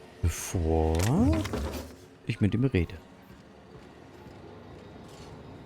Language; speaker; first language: German; native; German